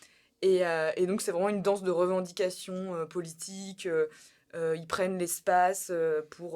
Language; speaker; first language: French; native; French